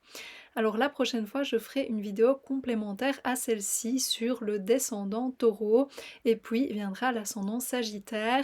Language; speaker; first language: French; native; French